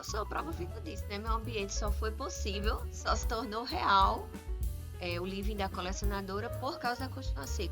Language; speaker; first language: Portuguese; native; Portuguese